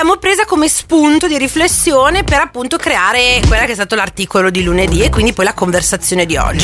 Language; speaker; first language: Italian; native; Italian